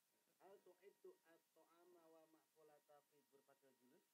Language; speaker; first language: Arabic; non-native, learner; Indonesian